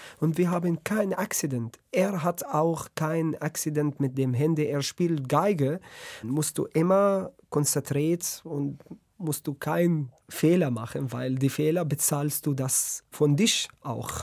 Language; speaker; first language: German; non-native, learner; Arabic